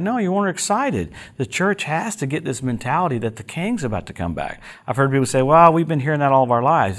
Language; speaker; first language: English; native; English